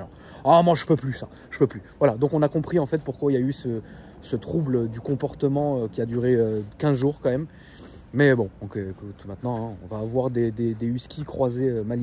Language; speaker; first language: French; native; French